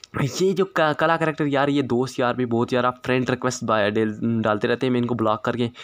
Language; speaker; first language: Hindi; native; Hindi